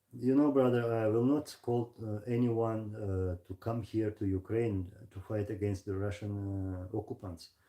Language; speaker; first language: English; non-native, learner; Russian